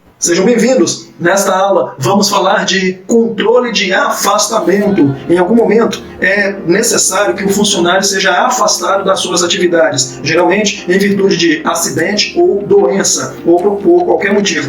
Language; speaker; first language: Portuguese; native; Portuguese